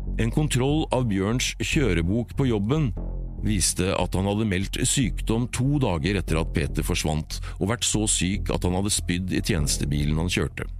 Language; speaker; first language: Norwegian; native; Norwegian